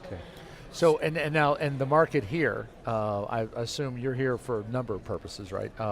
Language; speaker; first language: English; native; English